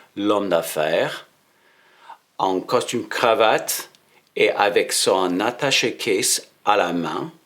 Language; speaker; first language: French; non-native, fluent; English